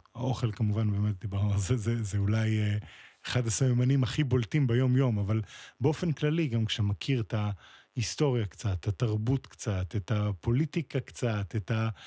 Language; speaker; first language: Hebrew; native; Hebrew